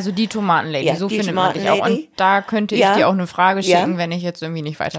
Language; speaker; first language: German; native; German